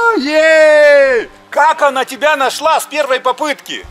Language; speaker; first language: Russian; native; Russian